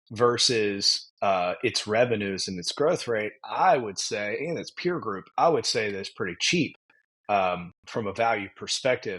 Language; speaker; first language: English; native; English